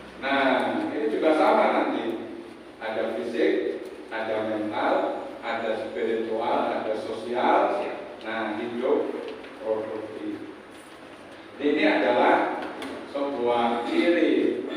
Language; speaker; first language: Indonesian; non-native, local second language; Javanese